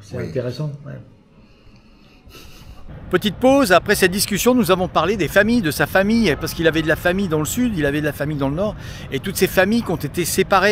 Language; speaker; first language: French; native; French